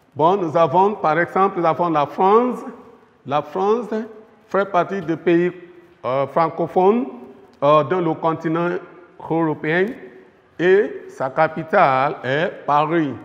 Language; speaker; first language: French; non-native, fluent; Yoruba